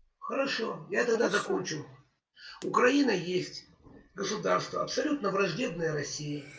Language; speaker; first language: Russian; native; Russian